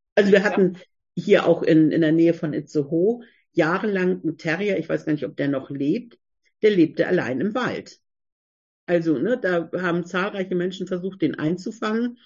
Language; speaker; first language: German; native; German